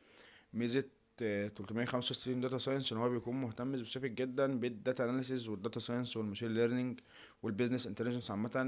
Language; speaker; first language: Arabic; native; Arabic